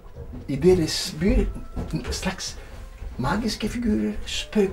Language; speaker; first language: Norwegian; non-native, fluent; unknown